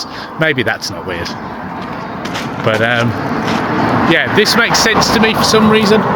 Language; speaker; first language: English; native; English